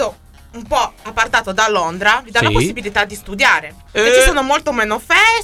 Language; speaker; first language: Italian; native; Italian